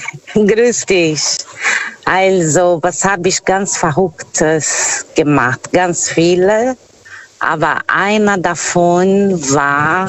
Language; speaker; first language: German; non-native, fluent; Portuguese